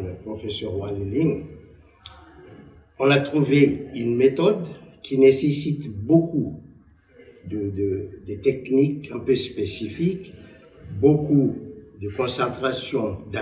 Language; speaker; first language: French; non-native, local second language; Malagasy